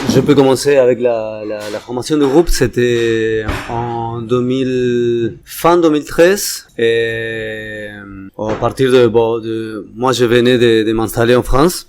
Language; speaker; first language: French; non-native, fluent; Spanish